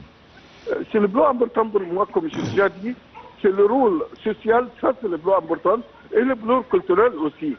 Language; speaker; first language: French; non-native, fluent; Arabic